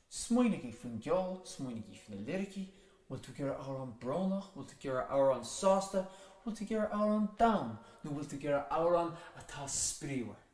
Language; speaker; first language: Irish; native; Irish